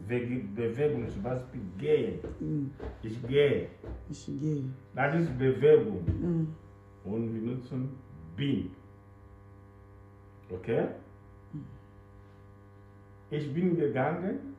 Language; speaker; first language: German; non-native, fluent; French